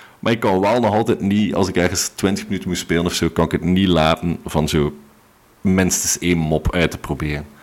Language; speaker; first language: Dutch; native; Dutch